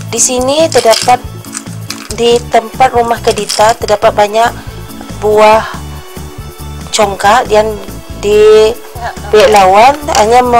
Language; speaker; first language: Malay; native; Malay